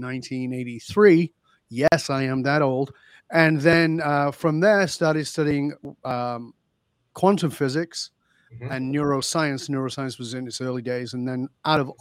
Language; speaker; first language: English; native; English